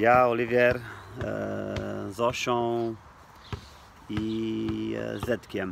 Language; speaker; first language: Polish; non-native, learner; English